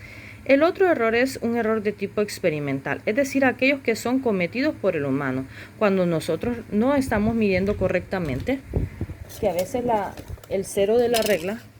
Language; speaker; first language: Spanish; native; Spanish